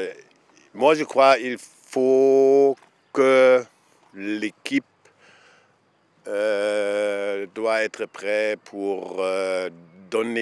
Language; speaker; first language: French; non-native, fluent; German